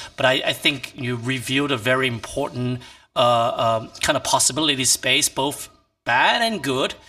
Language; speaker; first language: English; non-native, local second language; Cantonese